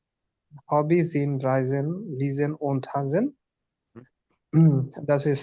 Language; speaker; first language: German; non-native, learner; Bangla